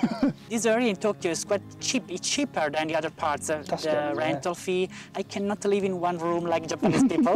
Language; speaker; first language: English; non-native, fluent; Italian